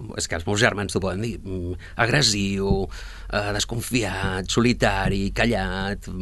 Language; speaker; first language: Catalan; early bilingual, other home language; Spanish